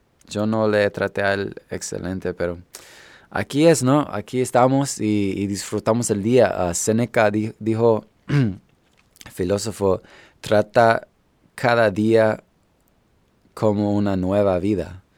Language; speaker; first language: Spanish; non-native, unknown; English